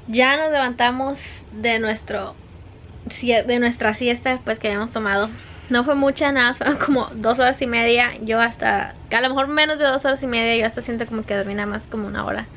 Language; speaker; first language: Spanish; native; Spanish